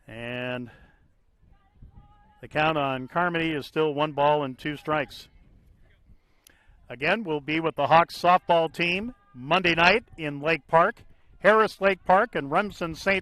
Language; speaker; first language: English; native; English